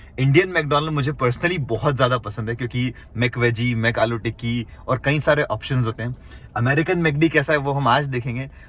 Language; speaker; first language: Hindi; native; Hindi